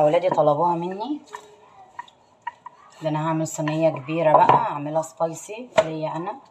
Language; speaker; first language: Arabic; native; Arabic